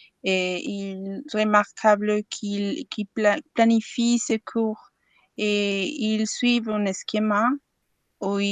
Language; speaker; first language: French; non-native, learner; Spanish